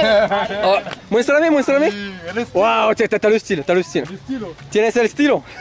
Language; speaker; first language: Spanish; non-native, learner; French